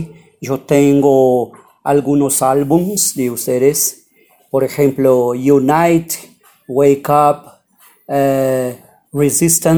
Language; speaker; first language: Spanish; non-native, fluent; Portuguese